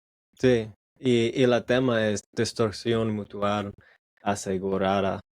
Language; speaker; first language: Spanish; non-native, learner; English